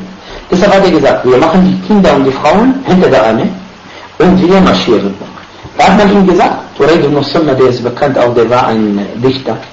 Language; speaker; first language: German; non-native, fluent; Arabic